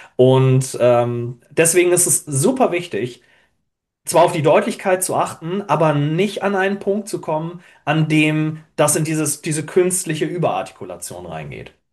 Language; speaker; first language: German; native; German